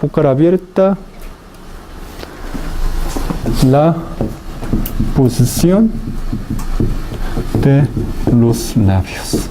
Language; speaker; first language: Spanish; non-native, fluent; Korean